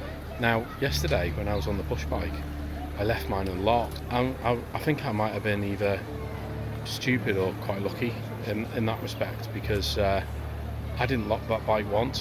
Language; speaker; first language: English; native; English